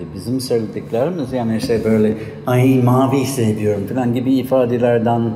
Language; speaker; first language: Turkish; non-native, fluent; Irish